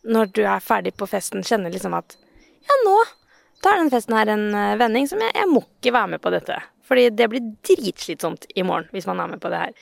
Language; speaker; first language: Norwegian; native; Norwegian